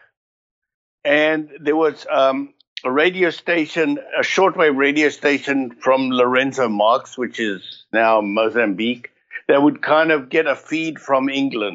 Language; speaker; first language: English; native; English